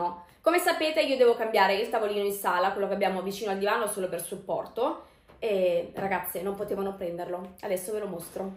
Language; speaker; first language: Italian; native; Italian